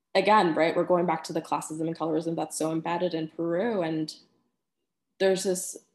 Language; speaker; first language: English; early bilingual, other home language; Spanish